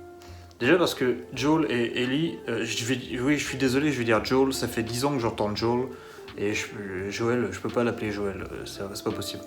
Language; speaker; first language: French; native; French